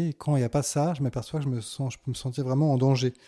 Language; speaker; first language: French; native; French